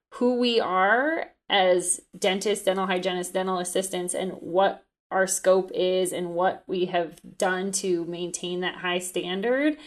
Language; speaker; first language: English; native; English